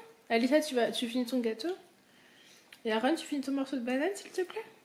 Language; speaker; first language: French; native; French